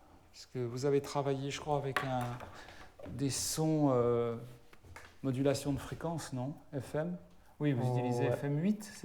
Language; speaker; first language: French; native; French